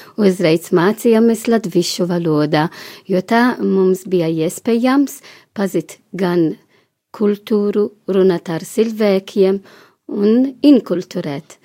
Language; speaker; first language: Latvian; non-native, fluent; Maltese